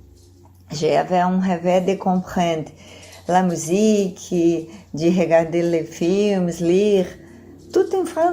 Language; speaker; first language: French; non-native, learner; Portuguese